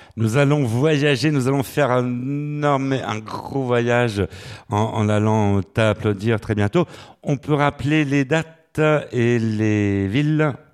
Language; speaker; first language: French; native; French